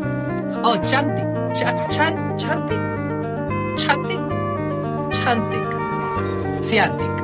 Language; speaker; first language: Indonesian; non-native, learner; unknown